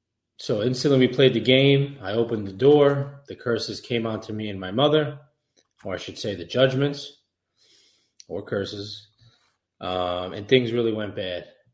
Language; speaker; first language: English; native; English